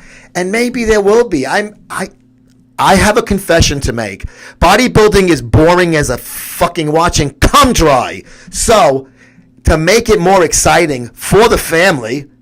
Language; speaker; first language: English; native; English